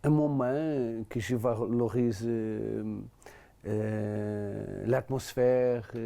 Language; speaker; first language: French; non-native, learner; Portuguese